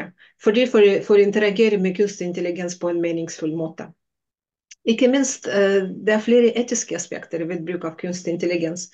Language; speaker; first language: Norwegian; non-native, fluent; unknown